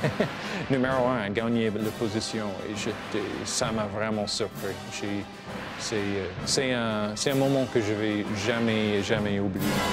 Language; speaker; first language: French; non-native, fluent; English